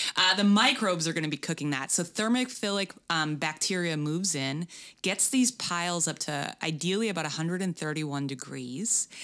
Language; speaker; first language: English; native; English